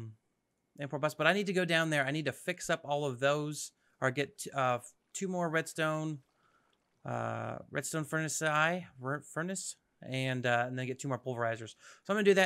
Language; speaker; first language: English; native; English